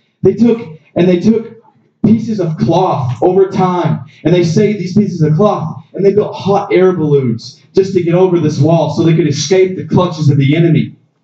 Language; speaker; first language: English; native; English